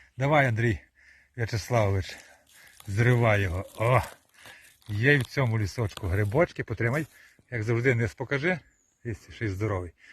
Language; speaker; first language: Ukrainian; native; Ukrainian